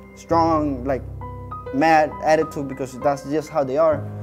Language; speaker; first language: English; native; English